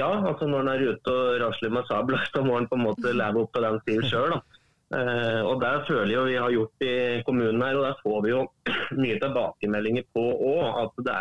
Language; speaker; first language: Norwegian; native; Norwegian